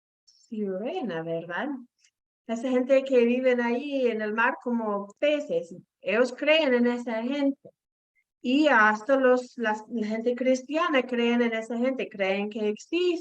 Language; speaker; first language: Spanish; non-native, fluent; English